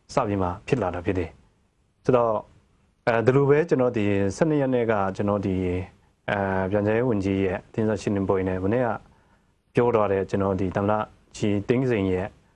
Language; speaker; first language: Burmese; non-native, local second language; Kachin